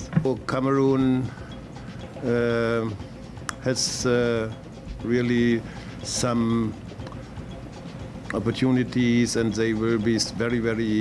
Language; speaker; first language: English; non-native, fluent; German